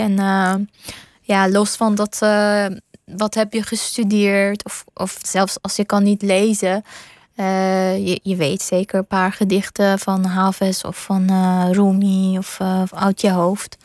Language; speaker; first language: Dutch; non-native, fluent; Persian